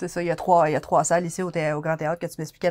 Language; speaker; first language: French; native; French